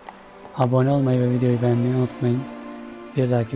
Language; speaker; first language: Turkish; native; Turkish